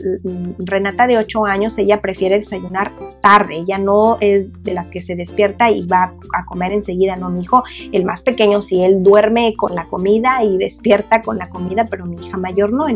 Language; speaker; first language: Spanish; native; Spanish